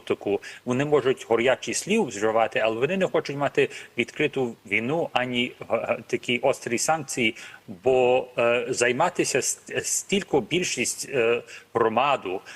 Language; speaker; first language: Ukrainian; early bilingual, heritage; Ukrainian